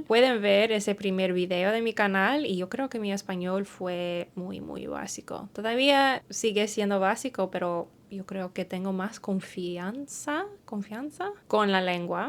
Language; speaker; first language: Spanish; early bilingual, heritage; English